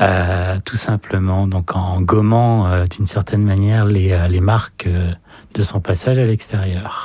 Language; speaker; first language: French; native; French